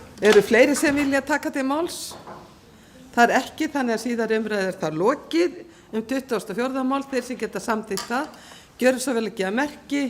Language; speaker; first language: Icelandic; native; Icelandic